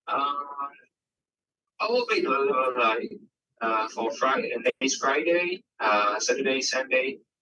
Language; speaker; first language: English; non-native, learner; Vietnamese